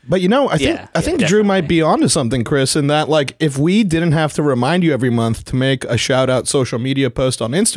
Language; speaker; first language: English; native; English